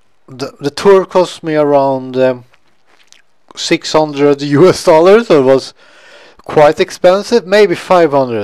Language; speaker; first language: English; non-native, fluent; Swedish